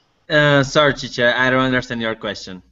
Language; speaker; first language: English; non-native, learner; Portuguese